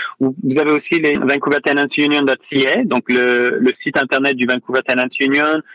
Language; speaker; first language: French; native; French